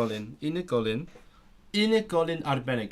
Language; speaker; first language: Welsh; non-native, learner; Cantonese